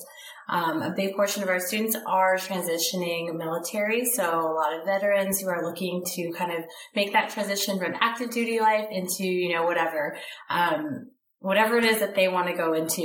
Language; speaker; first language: English; native; English